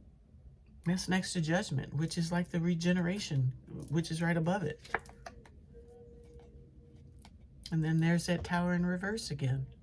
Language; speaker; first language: English; native; English